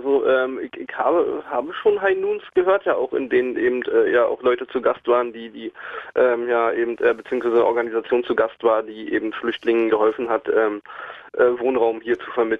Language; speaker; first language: German; native; German